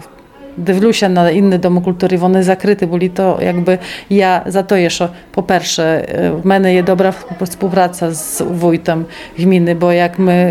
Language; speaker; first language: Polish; non-native, local second language; Ukrainian